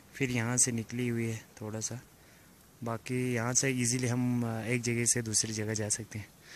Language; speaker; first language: Urdu; non-native, local second language; Balti